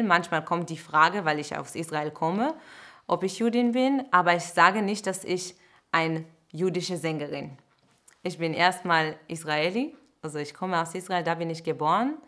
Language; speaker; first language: German; non-native, fluent; Hebrew